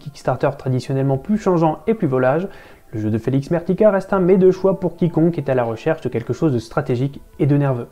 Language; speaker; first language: French; native; French